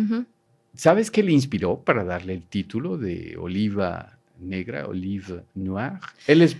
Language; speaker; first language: Spanish; native; Spanish